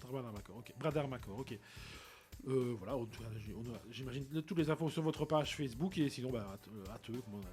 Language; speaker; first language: French; native; French